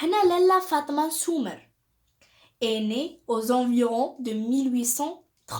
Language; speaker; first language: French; non-native, local second language; Arabic